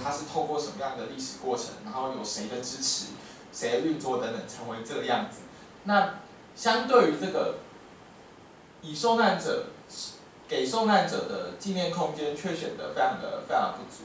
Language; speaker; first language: Chinese; native; Chinese